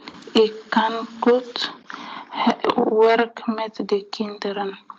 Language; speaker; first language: Dutch; non-native, learner; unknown